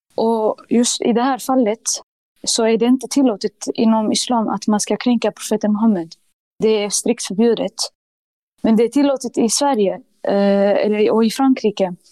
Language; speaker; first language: Swedish; early bilingual, other home language; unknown